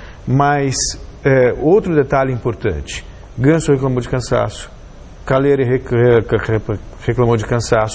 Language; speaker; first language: Portuguese; native; Portuguese